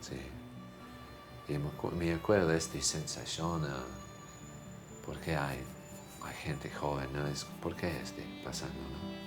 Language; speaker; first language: Spanish; non-native, fluent; English